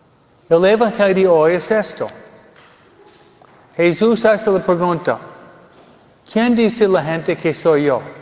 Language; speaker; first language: Spanish; non-native, fluent; French